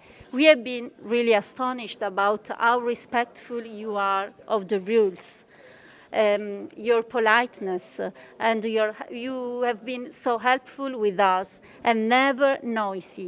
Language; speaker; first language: English; non-native, fluent; Italian